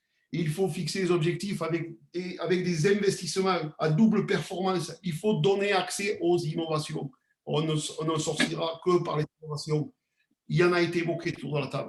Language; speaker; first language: French; native; French